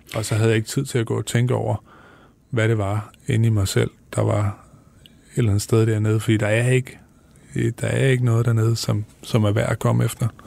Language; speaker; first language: Danish; native; Danish